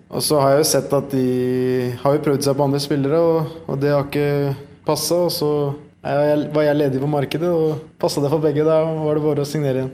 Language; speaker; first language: Norwegian; early bilingual, other home language; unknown